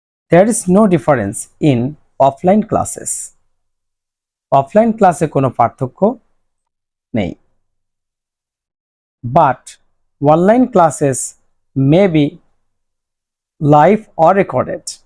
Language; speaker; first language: English; non-native, local second language; Bangla